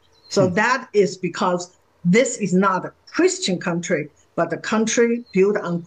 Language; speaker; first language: English; non-native, fluent; Chinese